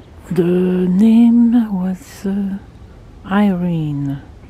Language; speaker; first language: English; non-native, learner; French